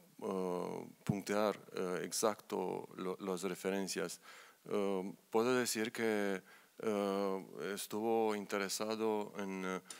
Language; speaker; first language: Spanish; non-native, learner; Romanian